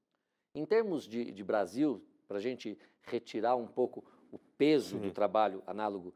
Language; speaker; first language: Portuguese; native; Portuguese